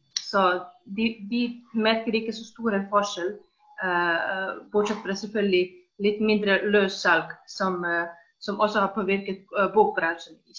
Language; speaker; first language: Danish; non-native, fluent; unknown